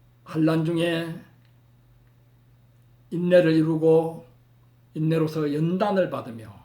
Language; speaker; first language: Korean; native; Korean